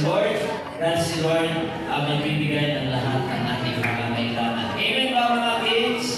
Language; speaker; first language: Filipino; native; Filipino